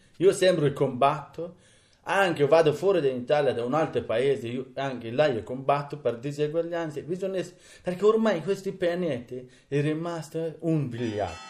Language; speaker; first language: Italian; non-native, learner; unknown